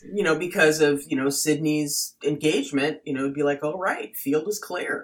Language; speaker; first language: English; native; English